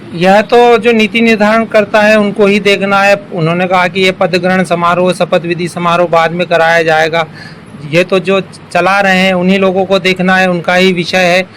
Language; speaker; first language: Hindi; native; Hindi